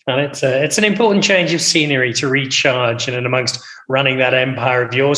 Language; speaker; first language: English; native; English